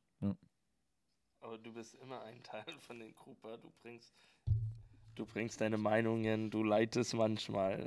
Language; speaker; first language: German; non-native, learner; English